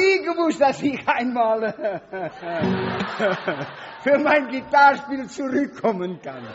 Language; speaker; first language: German; non-native, learner; Dutch